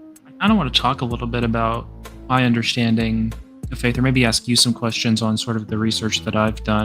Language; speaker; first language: English; native; English